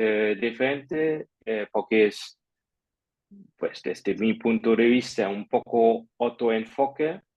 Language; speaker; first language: Spanish; non-native, fluent; German